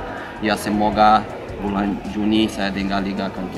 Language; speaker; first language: Indonesian; non-native, fluent; Portuguese